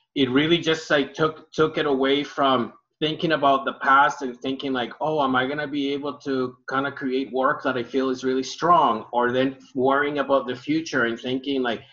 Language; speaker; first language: English; early bilingual, other home language; Spanish